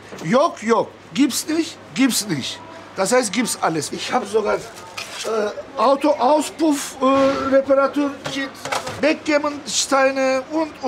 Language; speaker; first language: German; non-native, fluent; Turkish